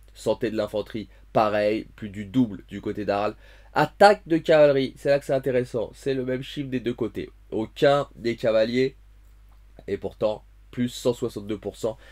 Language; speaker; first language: French; native; French